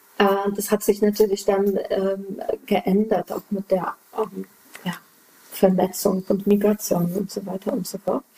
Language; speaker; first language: German; non-native, fluent; Polish